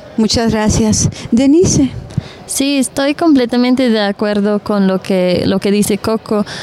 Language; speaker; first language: Spanish; non-native, fluent; Dutch